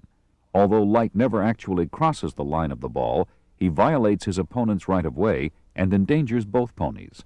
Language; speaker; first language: English; native; English